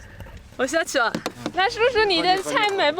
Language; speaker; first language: Chinese; non-native, fluent; Swedish